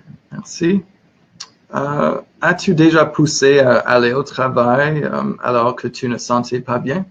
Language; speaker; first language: French; non-native, learner; English